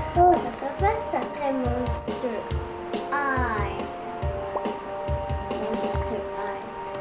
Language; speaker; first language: French; native; French